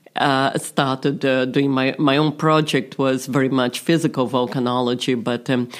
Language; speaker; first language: English; non-native, fluent; Portuguese